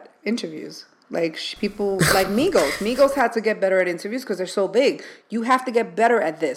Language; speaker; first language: English; native; English